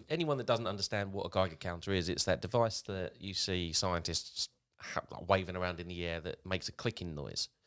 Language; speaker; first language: English; native; English